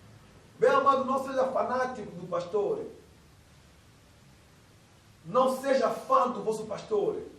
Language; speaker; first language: Portuguese; non-native, fluent; Lingala